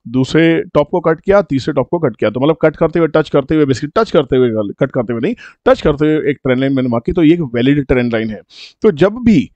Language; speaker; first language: Hindi; native; Hindi